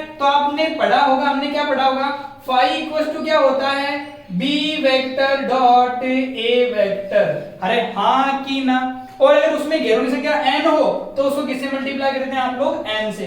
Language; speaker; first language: Hindi; native; Hindi